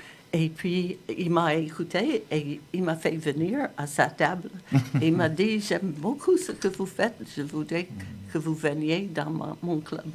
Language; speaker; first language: French; non-native, fluent; English